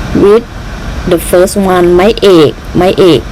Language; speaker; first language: English; non-native, learner; Thai